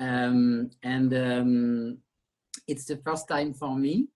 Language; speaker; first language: English; non-native, learner; French